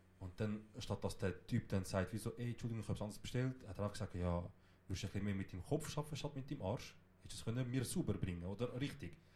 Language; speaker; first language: German; early bilingual, other home language; Kurdish